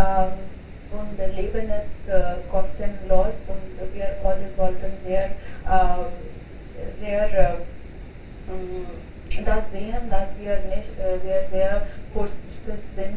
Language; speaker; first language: German; non-native, learner; Hindi